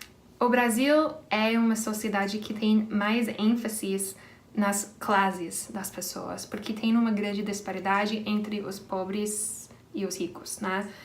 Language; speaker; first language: Portuguese; non-native, fluent; English